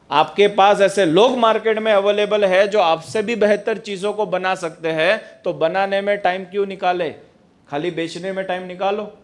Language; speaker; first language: Hindi; non-native, local second language; Gujarati